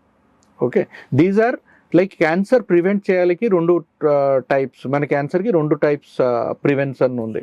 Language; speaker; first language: Telugu; non-native, learner; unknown